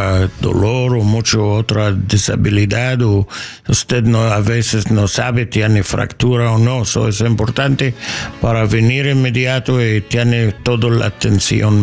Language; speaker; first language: Spanish; non-native, learner; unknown